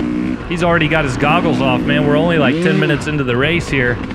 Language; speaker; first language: English; native; English